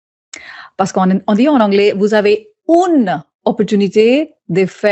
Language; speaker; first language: French; non-native, fluent; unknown